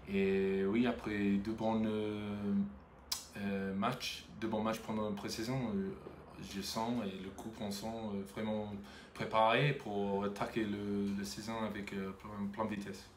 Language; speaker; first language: French; non-native, fluent; English